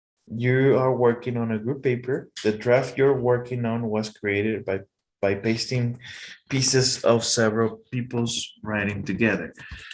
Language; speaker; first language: English; non-native, fluent; Spanish